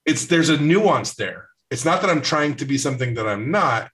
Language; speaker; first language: English; native; English